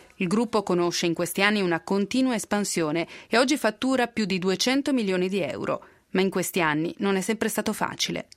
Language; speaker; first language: Italian; native; Italian